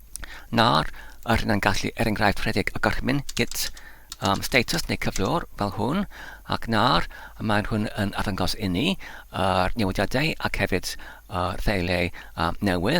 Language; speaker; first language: Welsh; non-native, learner; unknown